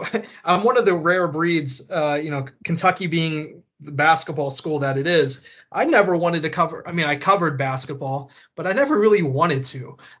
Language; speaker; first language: English; native; English